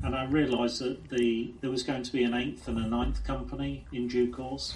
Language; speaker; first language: English; native; English